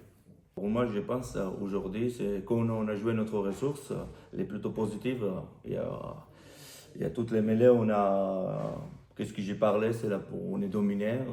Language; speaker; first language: French; non-native, learner; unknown